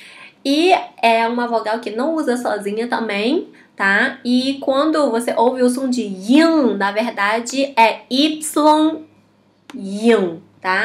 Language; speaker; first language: Portuguese; non-native, fluent; Chinese